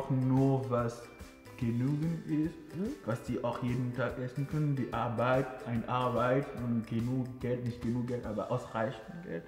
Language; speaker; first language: German; non-native, fluent; Ewe